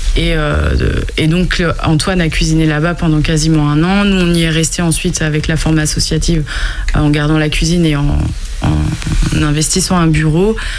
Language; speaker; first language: French; native; French